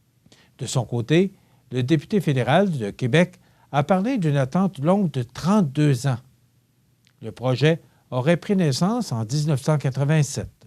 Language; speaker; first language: French; native; French